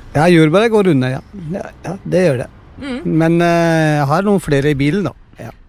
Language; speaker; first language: Norwegian; non-native, fluent; Punjabi